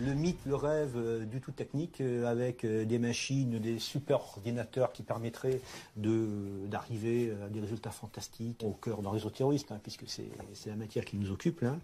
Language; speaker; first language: French; native; French